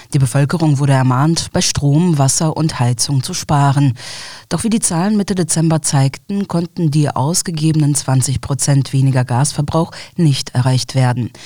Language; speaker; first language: German; native; German